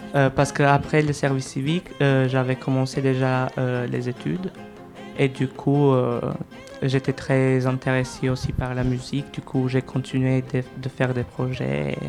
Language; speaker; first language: French; non-native, fluent; Albanian